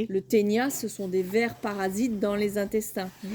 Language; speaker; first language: French; native; French